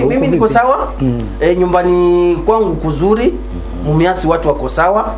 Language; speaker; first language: Swahili; native; Swahili